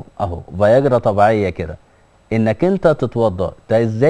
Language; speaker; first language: Arabic; native; Arabic